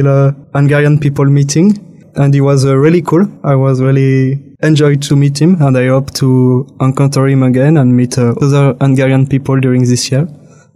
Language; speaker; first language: English; non-native, fluent; French